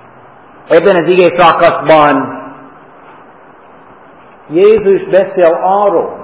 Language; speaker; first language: Hungarian; non-native, fluent; English